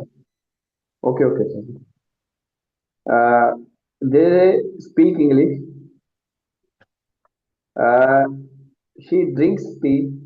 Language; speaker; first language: English; non-native, learner; Urdu